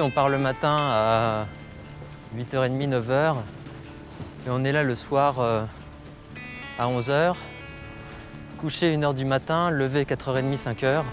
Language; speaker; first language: French; native; French